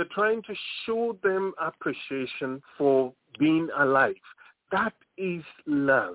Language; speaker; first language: English; non-native, local second language; Yoruba